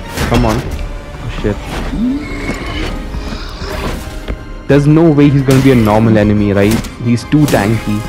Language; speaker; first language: English; native; English